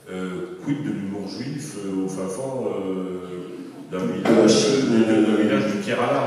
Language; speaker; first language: French; native; French